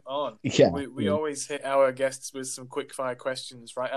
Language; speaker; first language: English; native; English